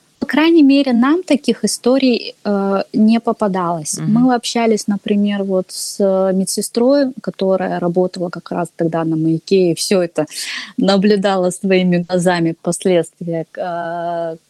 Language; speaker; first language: Russian; native; Russian